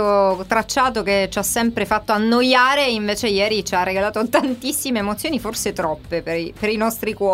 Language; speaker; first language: Italian; native; Italian